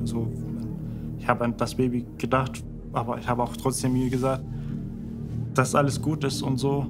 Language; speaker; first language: German; non-native, fluent; Arabic